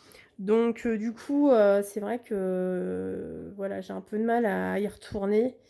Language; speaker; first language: French; native; French